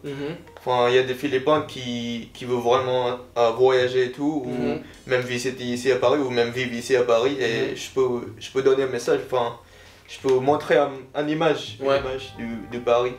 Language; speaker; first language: French; non-native, learner; Filipino